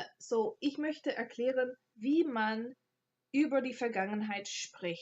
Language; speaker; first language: German; non-native, fluent; English